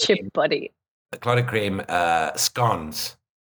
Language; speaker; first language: English; native; English